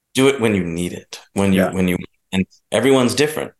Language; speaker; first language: English; native; English